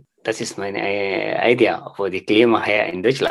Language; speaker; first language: German; non-native, learner; Tigrinya